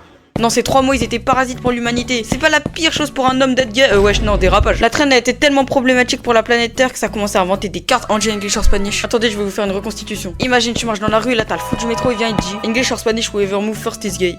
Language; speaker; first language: French; native; French